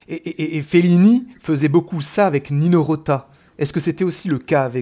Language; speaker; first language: French; native; French